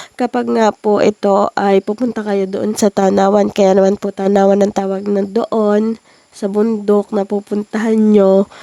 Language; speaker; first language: Filipino; native; Filipino